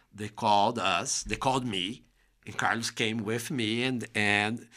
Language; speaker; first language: English; non-native, fluent; Portuguese